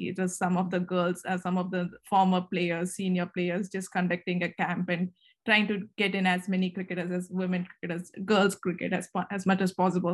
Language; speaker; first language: English; non-native, local second language; Kannada